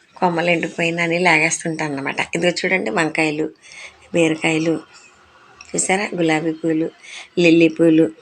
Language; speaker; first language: Telugu; non-native, local second language; Urdu